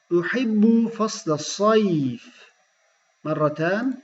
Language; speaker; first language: Arabic; non-native, fluent; Turkish